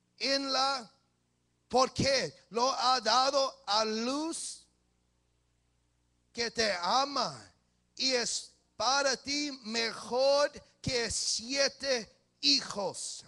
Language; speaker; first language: Spanish; early bilingual, heritage; English